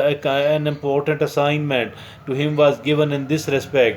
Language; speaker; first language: English; non-native, local second language; Urdu